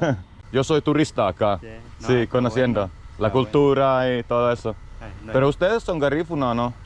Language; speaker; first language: Spanish; non-native, learner; Finnish